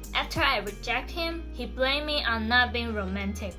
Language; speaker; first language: English; non-native, fluent; Chinese